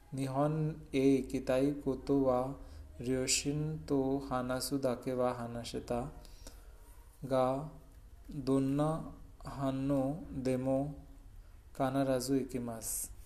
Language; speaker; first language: Japanese; non-native, learner; Hindi